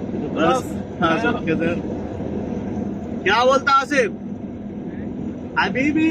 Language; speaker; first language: Arabic; non-native, learner; Urdu